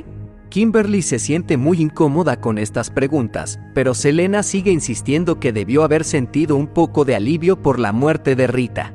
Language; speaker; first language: Spanish; native; Spanish